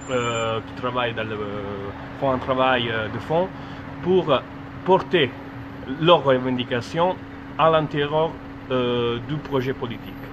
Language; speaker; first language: French; non-native, fluent; Italian